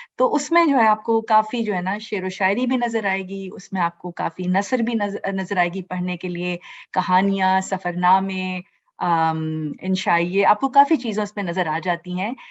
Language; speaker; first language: Urdu; native; Urdu